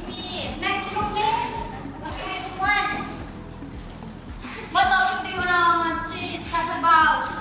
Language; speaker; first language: English; non-native, fluent; Indonesian